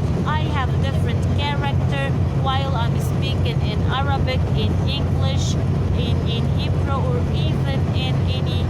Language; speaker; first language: English; non-native, learner; Arabic